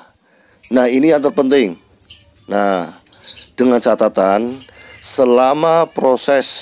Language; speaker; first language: Indonesian; native; Indonesian